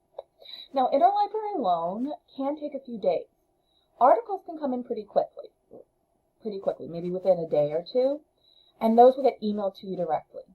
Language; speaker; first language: English; native; English